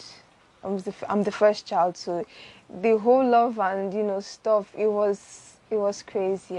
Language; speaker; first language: English; non-native, local second language; Igbo